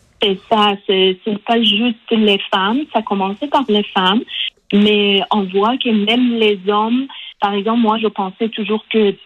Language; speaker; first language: French; non-native, local second language; Persian